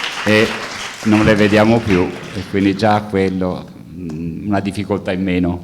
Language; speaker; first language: Italian; native; Italian